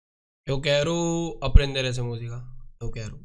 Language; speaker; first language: Portuguese; non-native, learner; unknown